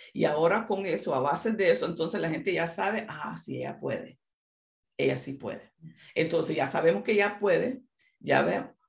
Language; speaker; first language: Spanish; early bilingual, other home language; English